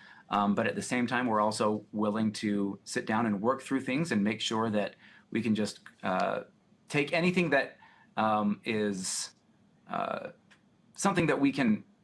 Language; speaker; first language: English; native; English